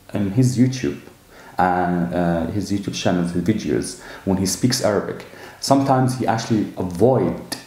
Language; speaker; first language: English; non-native, fluent; Arabic